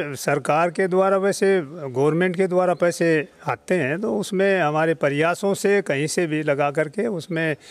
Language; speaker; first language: Hindi; native; Hindi